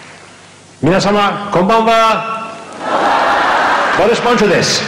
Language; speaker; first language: Japanese; non-native, learner; Turkish